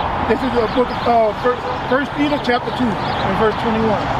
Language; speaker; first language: English; native; English